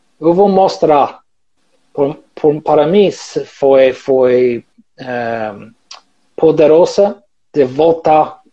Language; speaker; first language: Portuguese; non-native, learner; English